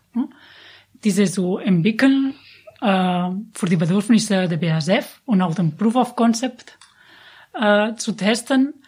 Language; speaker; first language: German; non-native, fluent; Catalan